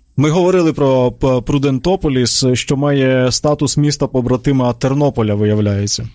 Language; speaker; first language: Ukrainian; native; Ukrainian